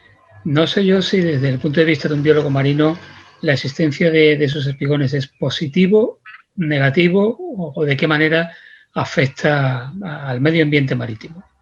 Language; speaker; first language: Spanish; native; Spanish